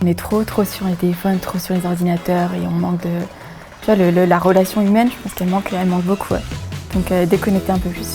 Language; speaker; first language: French; native; French